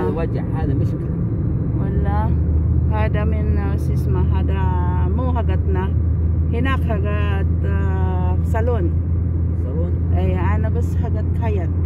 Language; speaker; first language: Arabic; non-native, learner; Filipino